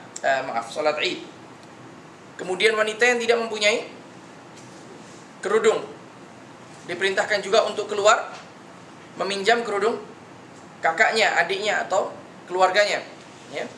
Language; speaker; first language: Indonesian; native; Indonesian